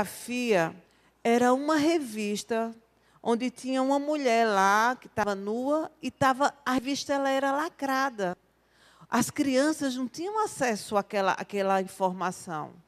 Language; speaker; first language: Portuguese; native; Portuguese